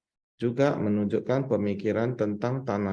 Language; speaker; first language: Indonesian; native; Indonesian